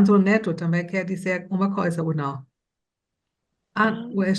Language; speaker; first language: Portuguese; non-native, fluent; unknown